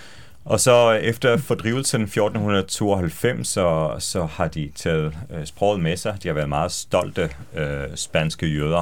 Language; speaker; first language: Danish; non-native, fluent; Hebrew